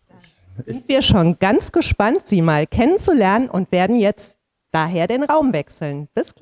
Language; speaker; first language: German; native; German